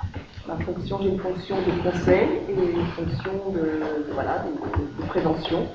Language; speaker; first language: French; native; French